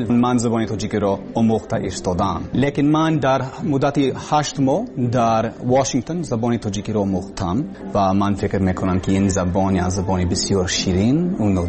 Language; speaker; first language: Persian; non-native, learner; English